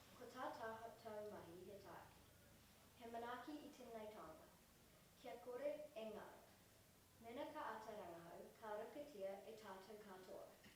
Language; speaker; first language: Māori; non-native, local second language; English